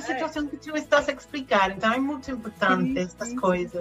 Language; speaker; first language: Portuguese; non-native, fluent; Spanish